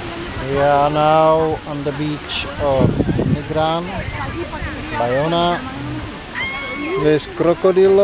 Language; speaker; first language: English; non-native, fluent; Czech